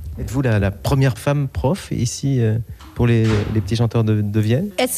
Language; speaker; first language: French; native; French